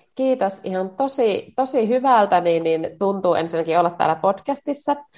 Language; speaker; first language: Finnish; native; Finnish